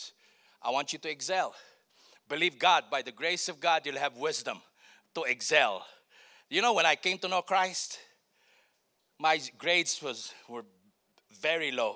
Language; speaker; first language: English; non-native, local second language; Filipino